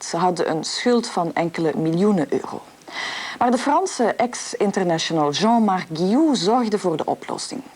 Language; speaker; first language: Dutch; native; Dutch